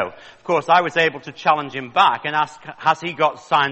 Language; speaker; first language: English; native; English